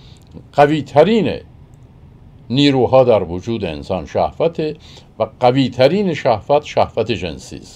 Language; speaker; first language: Persian; native; Persian